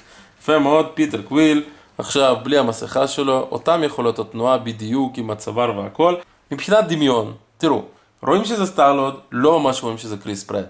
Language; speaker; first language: Hebrew; native; Hebrew